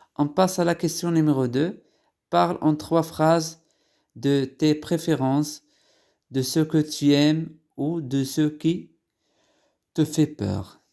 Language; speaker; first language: French; non-native, local second language; Arabic